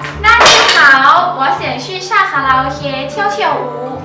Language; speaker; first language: Chinese; non-native, learner; Thai